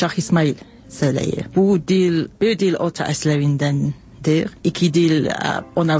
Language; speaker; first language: Azerbaijani; non-native, learner; English